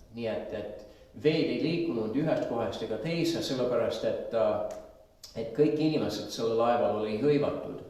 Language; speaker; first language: Estonian; non-native, fluent; English